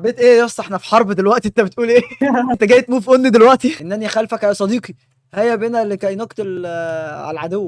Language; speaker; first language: Arabic; native; Arabic